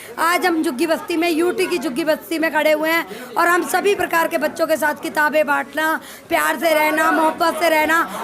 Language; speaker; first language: Hindi; native; Hindi